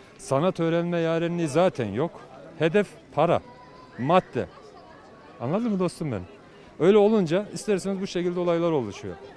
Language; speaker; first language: Turkish; native; Turkish